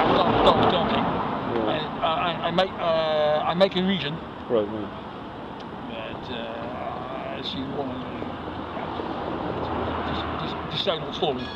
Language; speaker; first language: English; non-native, learner; Dutch